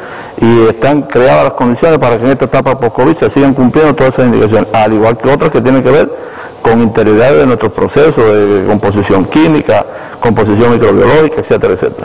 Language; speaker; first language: Spanish; native; Spanish